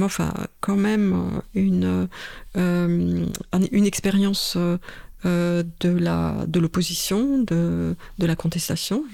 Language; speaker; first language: French; non-native, fluent; Russian